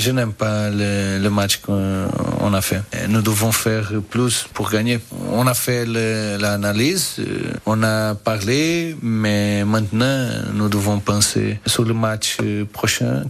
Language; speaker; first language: French; non-native, fluent; Portuguese